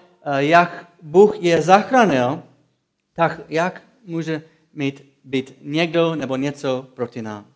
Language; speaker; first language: Czech; non-native, fluent; English